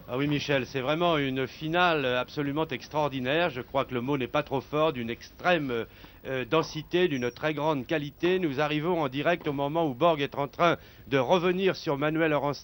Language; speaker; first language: French; native; French